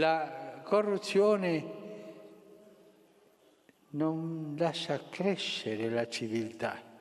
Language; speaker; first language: Italian; non-native, fluent; Spanish